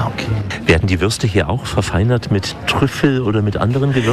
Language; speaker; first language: German; native; German